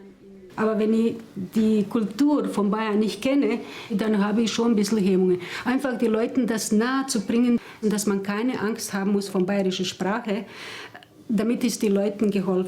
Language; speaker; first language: German; non-native, fluent; Croatian